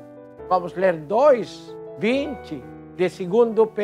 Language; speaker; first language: Portuguese; non-native, fluent; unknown